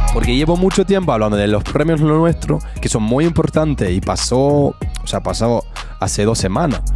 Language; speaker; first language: Spanish; non-native, fluent; English